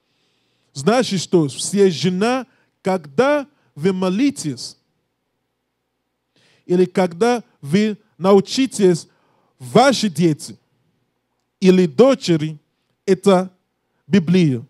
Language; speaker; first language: Russian; non-native, learner; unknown